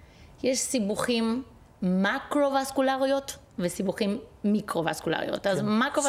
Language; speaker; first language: Hebrew; non-native, fluent; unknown